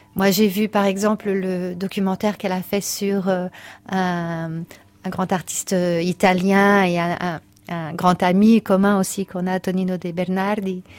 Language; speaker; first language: French; non-native, fluent; Portuguese